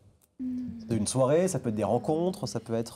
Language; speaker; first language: French; native; French